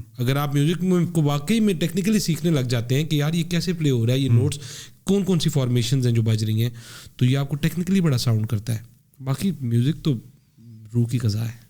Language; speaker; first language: Urdu; native; Urdu